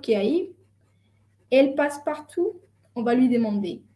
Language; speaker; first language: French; non-native, fluent; Spanish